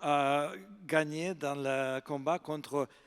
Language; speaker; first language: French; non-native, fluent; Russian